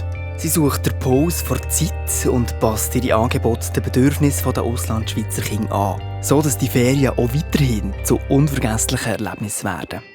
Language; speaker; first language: German; native; German